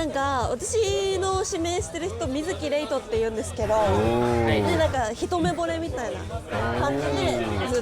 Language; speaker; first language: Japanese; native; Japanese